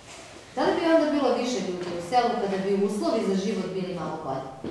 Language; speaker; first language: Serbian; native; Serbian